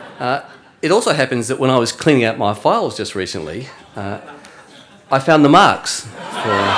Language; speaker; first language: English; native; English